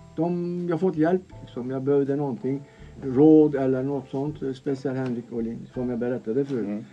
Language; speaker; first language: Swedish; non-native, fluent; Turkish